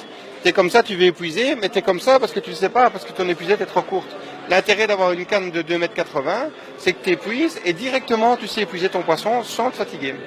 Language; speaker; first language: French; native; French